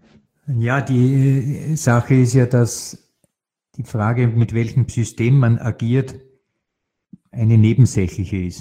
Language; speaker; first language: German; native; German